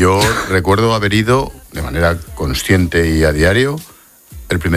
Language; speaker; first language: Spanish; native; Spanish